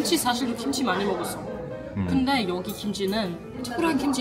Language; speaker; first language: Korean; non-native, learner; German